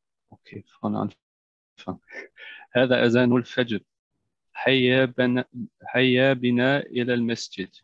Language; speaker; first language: Arabic; non-native, learner; German